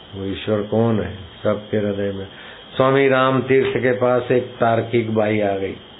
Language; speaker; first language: Hindi; native; Hindi